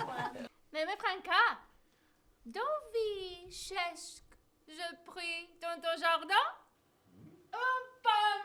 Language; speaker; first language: French; non-native, learner; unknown